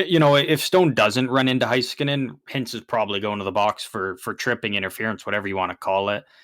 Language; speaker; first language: English; native; English